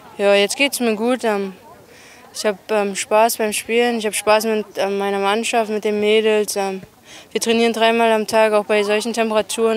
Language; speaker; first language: German; native; German